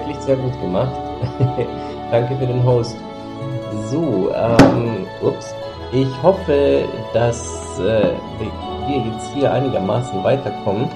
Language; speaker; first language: German; native; German